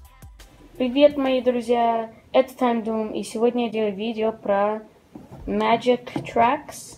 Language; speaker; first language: Russian; early bilingual, heritage; Russian